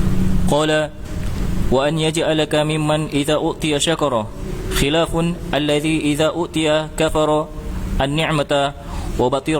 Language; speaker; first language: Arabic; non-native, learner; Indonesian